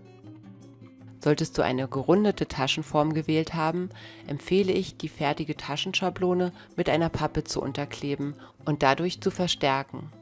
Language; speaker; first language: German; native; German